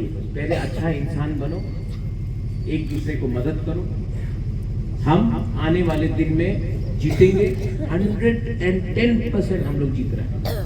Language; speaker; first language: Hindi; non-native, local second language; Kok Borok